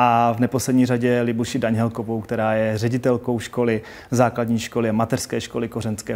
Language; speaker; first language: Czech; native; Czech